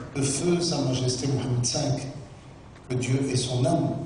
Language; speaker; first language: French; non-native, local second language; Arabic